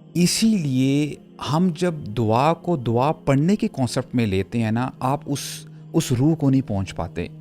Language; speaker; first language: Urdu; native; Urdu